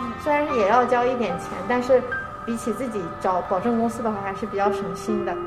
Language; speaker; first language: Chinese; native; Chinese